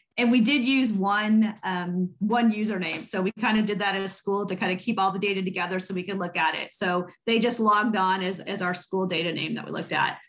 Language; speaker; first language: English; native; English